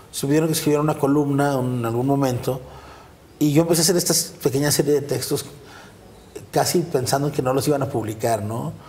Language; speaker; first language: Spanish; native; Spanish